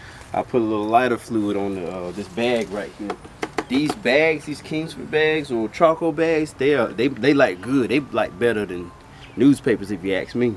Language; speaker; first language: English; native; English